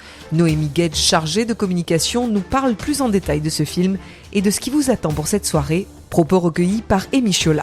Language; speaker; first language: French; native; French